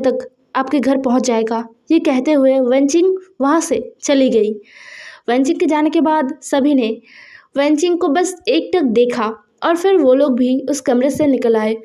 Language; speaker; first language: Hindi; non-native, local second language; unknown